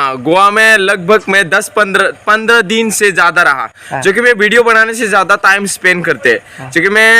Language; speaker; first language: Hindi; non-native, local second language; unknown